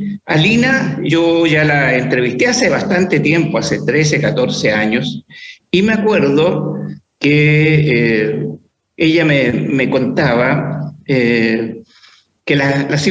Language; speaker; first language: Spanish; native; Spanish